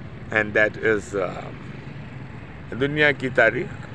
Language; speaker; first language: English; non-native, local second language; Urdu